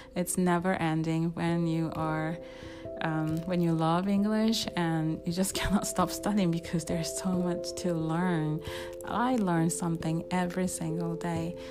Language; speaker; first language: English; non-native, fluent; Japanese